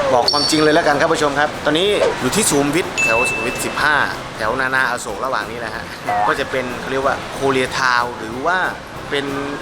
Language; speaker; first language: Thai; native; Thai